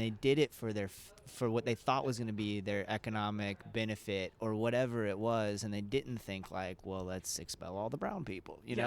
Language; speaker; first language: English; native; English